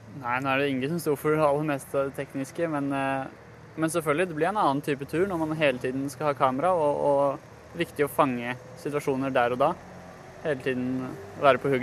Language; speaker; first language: Norwegian; native; Norwegian